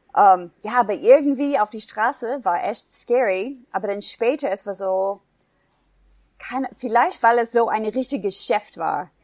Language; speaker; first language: German; non-native, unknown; English